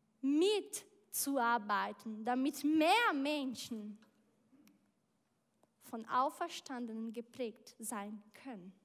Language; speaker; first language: German; non-native, learner; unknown